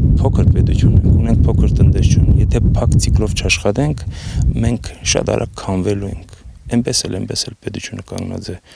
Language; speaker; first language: Armenian; native; Armenian